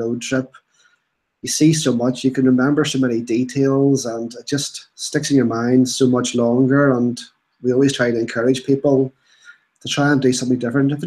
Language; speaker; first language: English; native; English